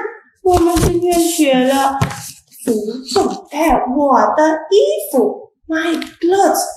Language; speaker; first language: Chinese; non-native, fluent; Indonesian